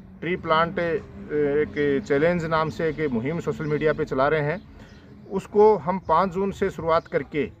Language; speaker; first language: Hindi; native; Hindi